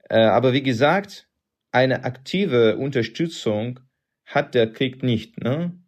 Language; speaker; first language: German; non-native, fluent; Russian